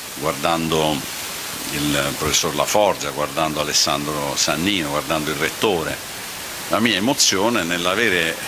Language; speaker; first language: Italian; native; Italian